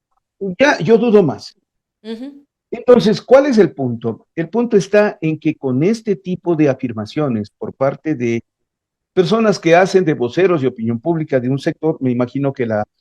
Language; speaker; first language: Spanish; native; Spanish